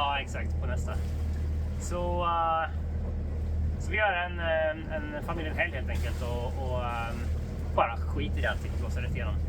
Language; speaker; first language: Swedish; native; Swedish